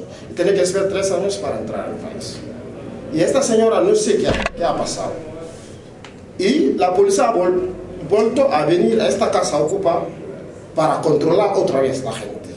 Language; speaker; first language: Spanish; non-native, local second language; French